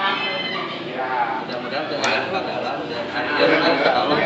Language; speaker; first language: Indonesian; non-native, local second language; Sundanese